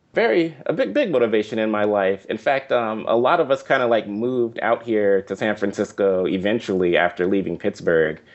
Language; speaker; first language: English; native; English